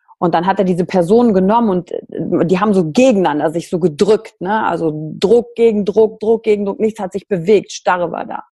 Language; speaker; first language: German; native; German